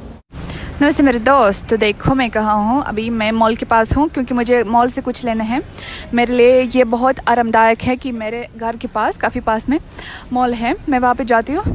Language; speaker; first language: Hindi; non-native, fluent; Russian